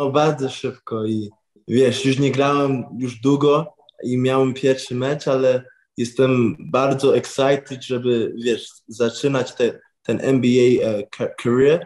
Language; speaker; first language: Polish; early bilingual, heritage; English